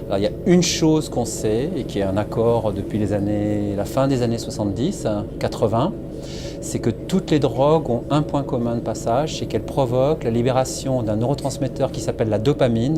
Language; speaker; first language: French; native; French